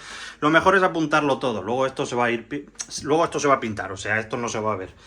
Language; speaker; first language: Spanish; native; Spanish